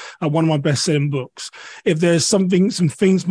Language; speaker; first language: English; native; English